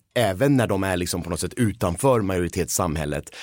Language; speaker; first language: Swedish; early bilingual, other home language; Persian